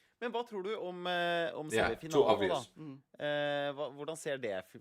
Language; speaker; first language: Norwegian; native; Norwegian